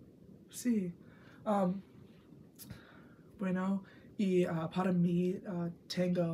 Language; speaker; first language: Spanish; non-native, learner; English